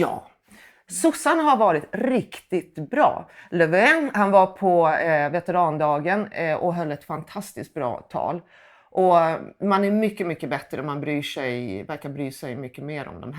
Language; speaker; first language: Swedish; native; Swedish